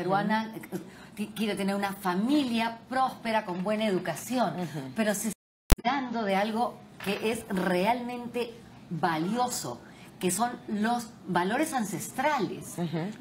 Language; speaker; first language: Spanish; native; Spanish